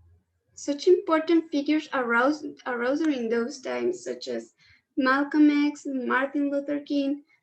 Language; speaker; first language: English; non-native, learner; Spanish